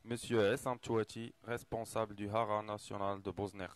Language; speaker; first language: French; non-native, local second language; Arabic